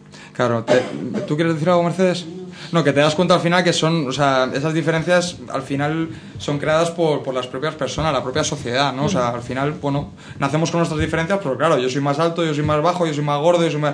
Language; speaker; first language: Spanish; native; Spanish